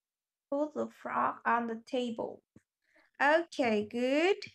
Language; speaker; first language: English; non-native, fluent; Vietnamese